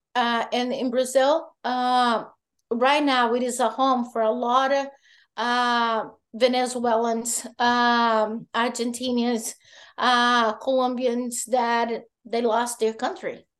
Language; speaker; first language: English; non-native, fluent; Portuguese